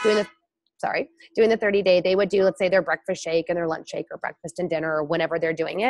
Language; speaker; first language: English; native; English